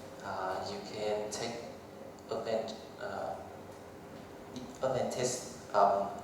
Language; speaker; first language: English; non-native, learner; Vietnamese